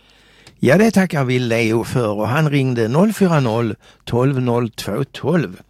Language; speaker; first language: Swedish; native; Swedish